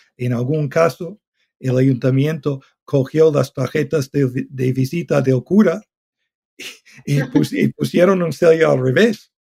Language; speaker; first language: Spanish; non-native, fluent; English